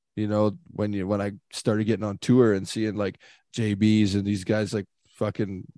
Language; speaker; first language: English; native; English